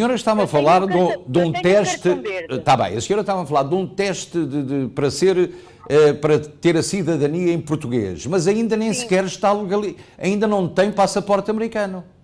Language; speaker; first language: Portuguese; native; Portuguese